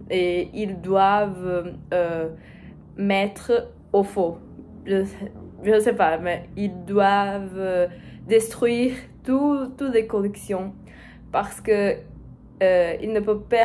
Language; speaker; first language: French; non-native, learner; Portuguese